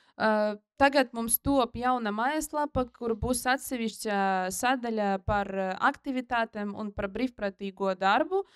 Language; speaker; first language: Latvian; non-native, local second language; Russian